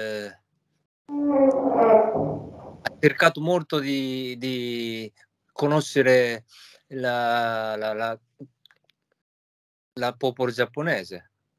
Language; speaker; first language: Italian; non-native, fluent; Japanese